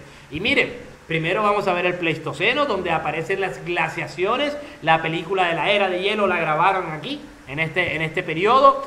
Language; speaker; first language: Spanish; native; Spanish